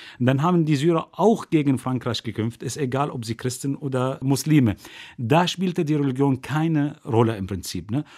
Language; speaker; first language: German; non-native, fluent; Arabic